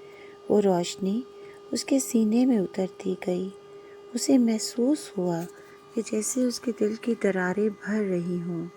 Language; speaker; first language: Urdu; native; Urdu